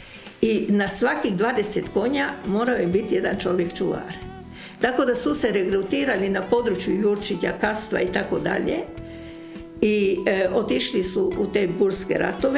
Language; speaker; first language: Croatian; native; Croatian